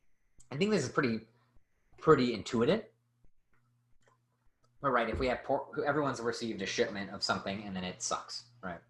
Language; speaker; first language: English; native; English